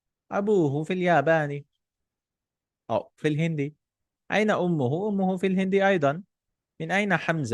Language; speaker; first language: Arabic; non-native, fluent; Urdu